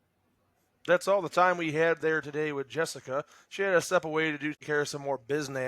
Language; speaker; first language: English; native; English